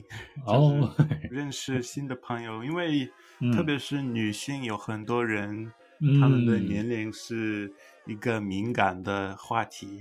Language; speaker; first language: Chinese; early bilingual, heritage; Chinese